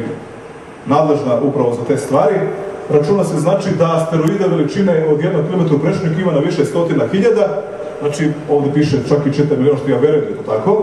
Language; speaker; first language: Serbian; native; Serbian